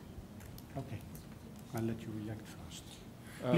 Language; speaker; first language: English; non-native, fluent; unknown